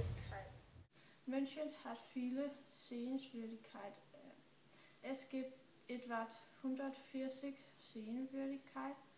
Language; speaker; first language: German; non-native, learner; Danish